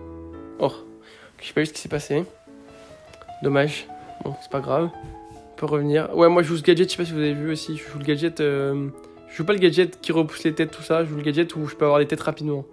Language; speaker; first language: French; native; French